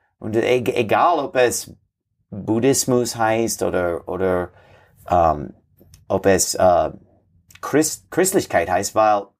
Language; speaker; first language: German; non-native, fluent; English